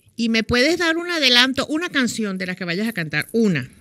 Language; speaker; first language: Spanish; native; Spanish